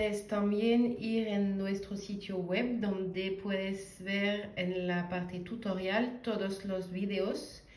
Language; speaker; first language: Spanish; non-native, learner; French